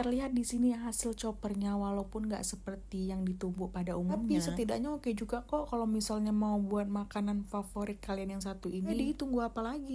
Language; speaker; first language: Indonesian; native; Indonesian